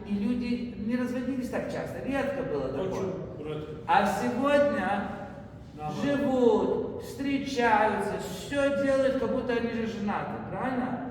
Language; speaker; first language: Russian; early bilingual, heritage; Russian